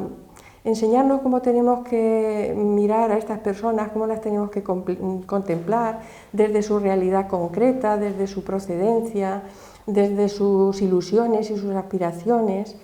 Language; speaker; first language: Spanish; native; Spanish